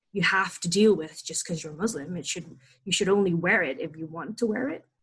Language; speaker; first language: English; non-native, fluent; Indonesian